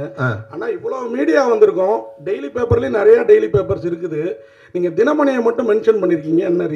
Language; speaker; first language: Tamil; native; Tamil